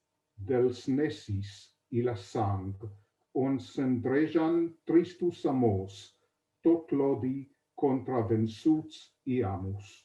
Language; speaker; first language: Catalan; non-native, fluent; Hebrew